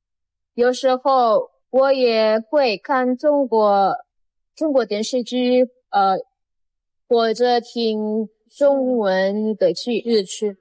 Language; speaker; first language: Chinese; non-native, fluent; Indonesian